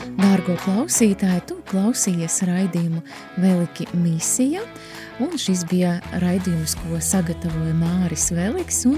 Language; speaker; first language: Latvian; non-native, local second language; Russian